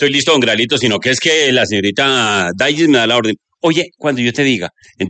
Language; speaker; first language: Spanish; native; Spanish